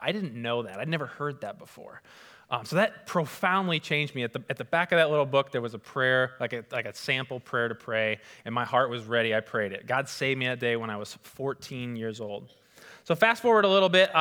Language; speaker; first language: English; native; English